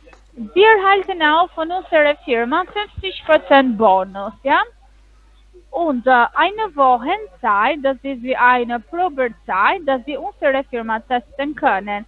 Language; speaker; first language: German; non-native, learner; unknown